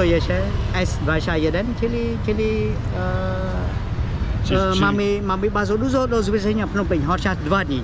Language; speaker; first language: Polish; non-native, learner; Khmer